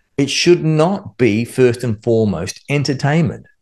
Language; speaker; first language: English; native; English